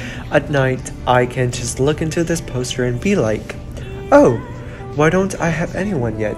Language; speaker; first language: English; non-native, fluent; Vietnamese